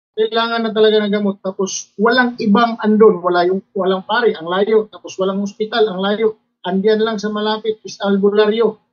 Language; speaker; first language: Filipino; non-native, local second language; Cebuano